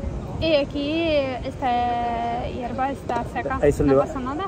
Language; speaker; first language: Spanish; non-native, learner; Ukrainian